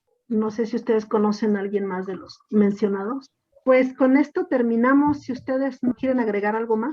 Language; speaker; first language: Spanish; native; Spanish